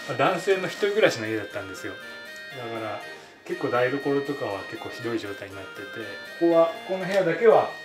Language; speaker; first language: Japanese; native; Japanese